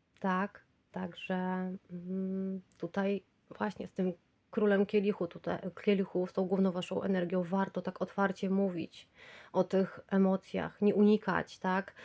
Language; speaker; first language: Polish; native; Polish